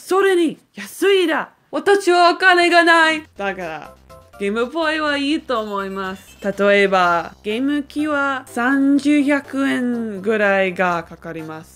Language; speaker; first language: Japanese; non-native, learner; English